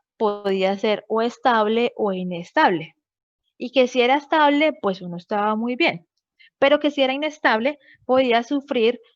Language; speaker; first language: Spanish; native; Spanish